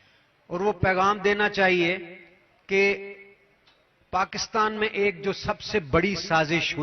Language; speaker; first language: Urdu; native; Urdu